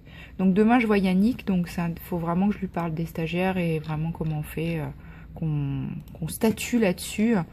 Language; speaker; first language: French; native; French